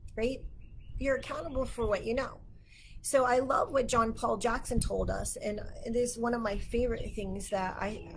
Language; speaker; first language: English; native; English